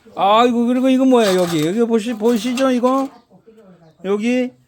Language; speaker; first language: Korean; native; Korean